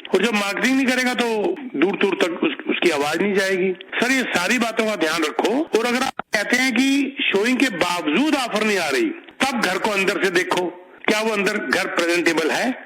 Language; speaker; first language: Hindi; native; Hindi